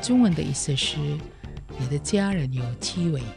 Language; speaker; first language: Chinese; non-native, learner; Indonesian